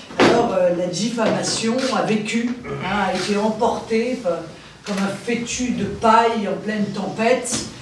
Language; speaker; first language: French; native; French